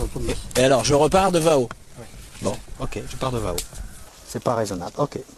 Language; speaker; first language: French; native; French